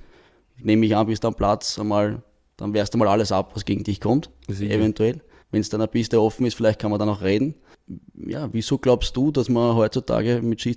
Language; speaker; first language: German; native; German